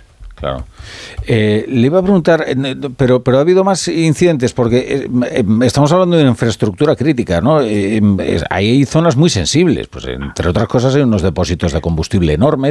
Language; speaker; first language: Spanish; native; Spanish